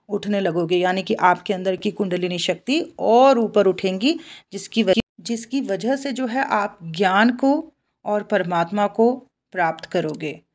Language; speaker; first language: Hindi; native; Hindi